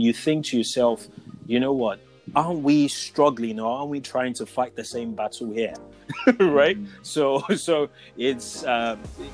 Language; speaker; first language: English; non-native, local second language; Yoruba